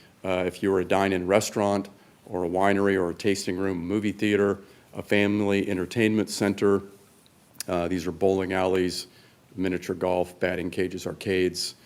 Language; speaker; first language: English; native; English